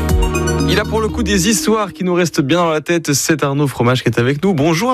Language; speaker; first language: French; native; French